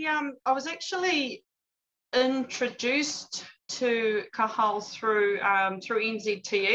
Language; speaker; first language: English; native; English